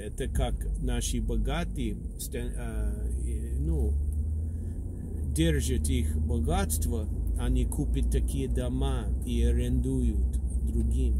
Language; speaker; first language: Russian; non-native, learner; English